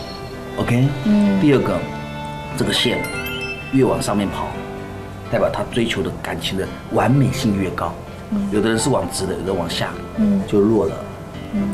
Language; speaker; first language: Chinese; native; Chinese